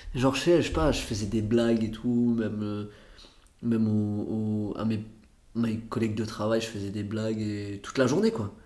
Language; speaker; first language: French; early bilingual, other home language; Portuguese